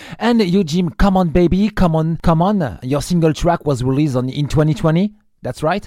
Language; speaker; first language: English; non-native, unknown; French